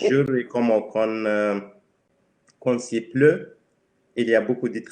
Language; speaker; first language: French; non-native, learner; Spanish